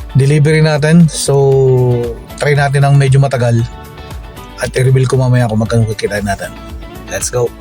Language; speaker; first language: Filipino; native; Filipino